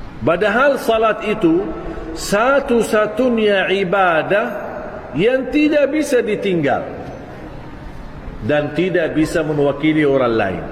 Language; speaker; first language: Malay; non-native, fluent; Arabic